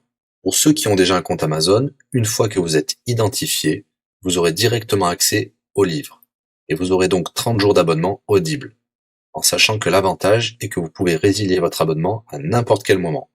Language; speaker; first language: French; native; French